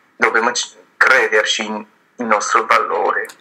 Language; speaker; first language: Italian; non-native, fluent; Chinese